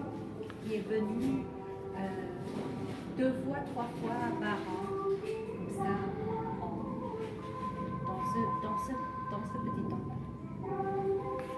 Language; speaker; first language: French; non-native, fluent; Chinese